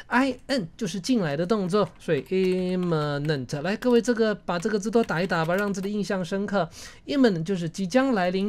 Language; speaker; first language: Chinese; native; Chinese